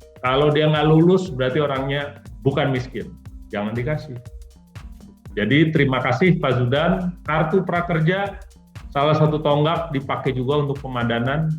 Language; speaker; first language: Indonesian; native; Indonesian